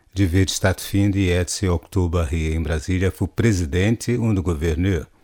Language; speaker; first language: German; non-native, fluent; Portuguese